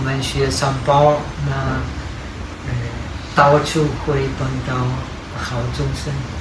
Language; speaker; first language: Chinese; non-native, learner; Czech